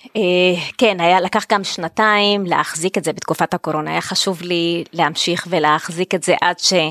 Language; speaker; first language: Hebrew; non-native, local second language; Arabic